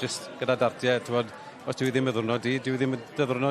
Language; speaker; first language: Welsh; native; Welsh